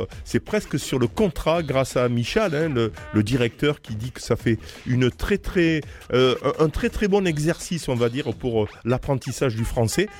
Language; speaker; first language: French; native; French